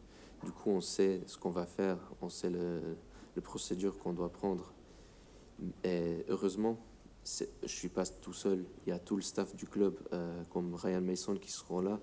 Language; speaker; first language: French; non-native, fluent; English